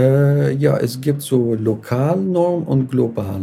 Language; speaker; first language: German; non-native, learner; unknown